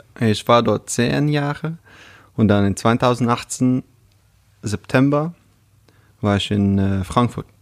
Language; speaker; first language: German; non-native, fluent; Russian